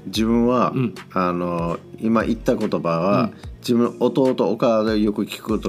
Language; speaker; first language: Japanese; native; Japanese